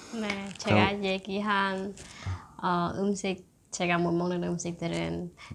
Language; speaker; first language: Korean; non-native, learner; Khmer